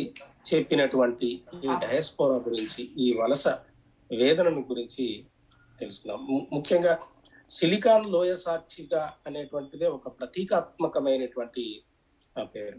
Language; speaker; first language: Telugu; native; Telugu